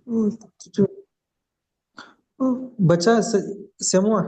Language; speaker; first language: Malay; non-native, learner; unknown